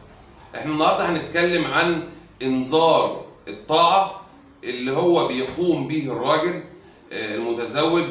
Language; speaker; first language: Arabic; native; Arabic